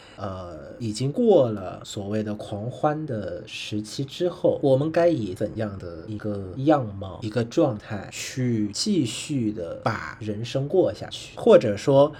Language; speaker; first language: Chinese; non-native, fluent; Vietnamese